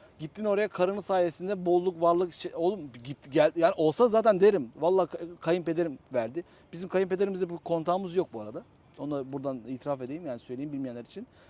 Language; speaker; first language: Turkish; native; Turkish